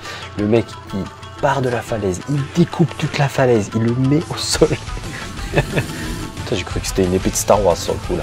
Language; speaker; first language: French; early bilingual, other home language; Vietnamese